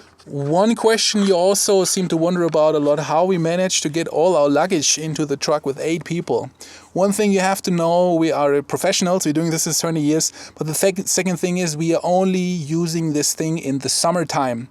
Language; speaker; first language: English; non-native, fluent; German